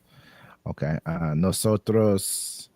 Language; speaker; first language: Spanish; non-native, learner; English